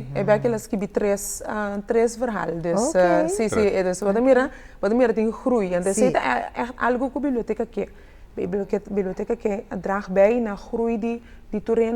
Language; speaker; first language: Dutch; non-native, local second language; Papiamento